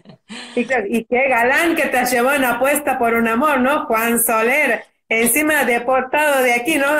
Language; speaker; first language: Spanish; native; Spanish